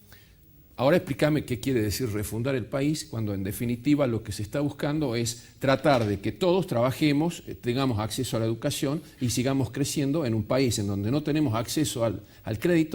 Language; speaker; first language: Spanish; native; Spanish